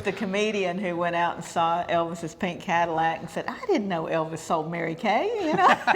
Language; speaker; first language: English; native; English